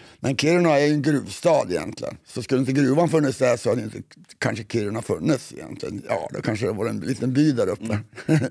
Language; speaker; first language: Swedish; native; Swedish